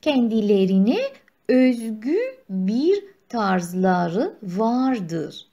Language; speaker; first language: Turkish; non-native, fluent; Persian